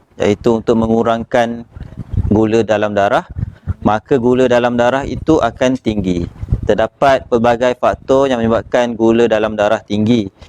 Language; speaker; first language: Malay; native; Malay